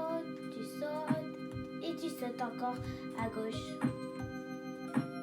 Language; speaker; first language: French; non-native, learner; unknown